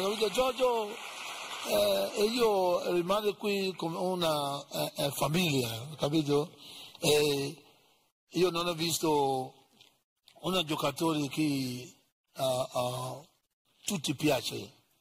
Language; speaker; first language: Italian; non-native, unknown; English